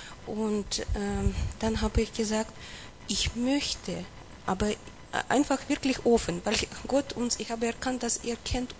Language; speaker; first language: German; non-native, learner; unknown